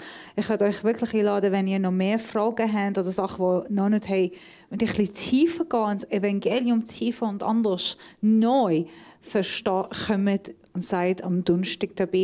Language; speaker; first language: German; non-native, fluent; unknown